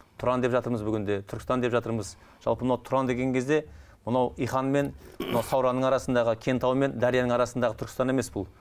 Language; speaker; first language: Kazakh; native; Kazakh